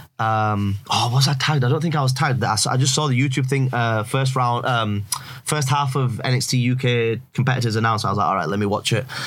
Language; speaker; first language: English; early bilingual, other home language; Urdu